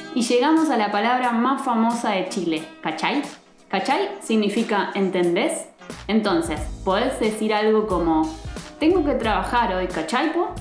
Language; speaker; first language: Spanish; native; Spanish